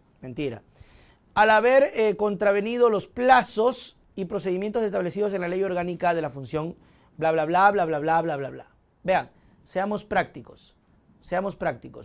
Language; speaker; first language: Spanish; native; Spanish